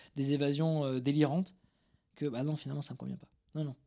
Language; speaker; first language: French; native; French